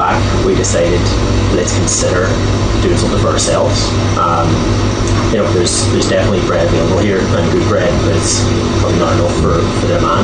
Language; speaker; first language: English; native; English